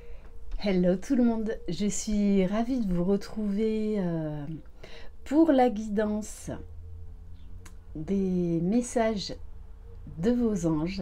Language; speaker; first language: French; native; French